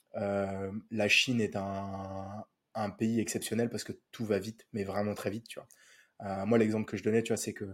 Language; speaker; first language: French; native; French